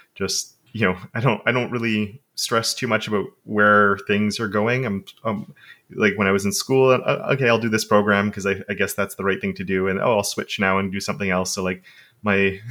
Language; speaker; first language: English; native; English